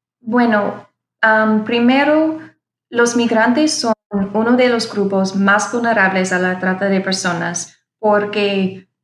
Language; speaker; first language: Spanish; non-native, fluent; English